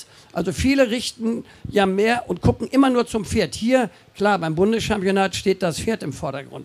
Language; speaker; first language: German; native; German